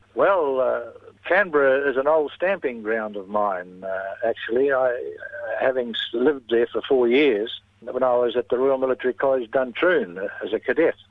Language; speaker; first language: English; early bilingual, other home language; Estonian